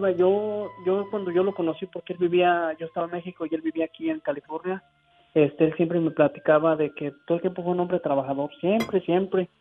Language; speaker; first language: Spanish; native; Spanish